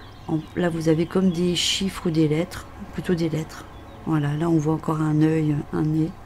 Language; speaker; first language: French; native; French